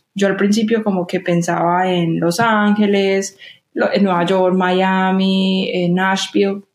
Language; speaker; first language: Spanish; native; Spanish